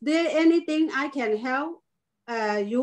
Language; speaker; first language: English; non-native, learner; Chinese